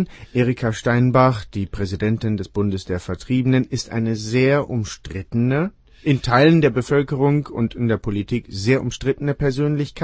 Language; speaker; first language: German; native; German